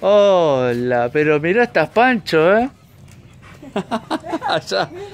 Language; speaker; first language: Spanish; native; Spanish